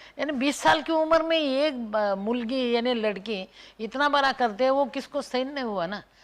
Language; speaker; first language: Hindi; non-native, local second language; Marathi